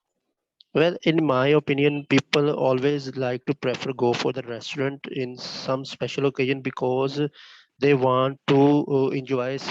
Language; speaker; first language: English; non-native, learner; Bangla